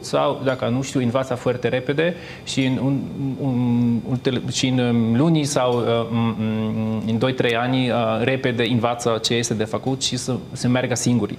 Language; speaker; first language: Romanian; non-native, fluent; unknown